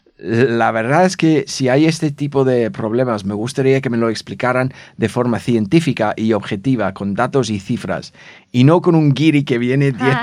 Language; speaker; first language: Spanish; non-native, fluent; English